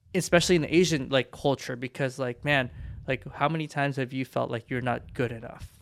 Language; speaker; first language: English; early bilingual, other home language; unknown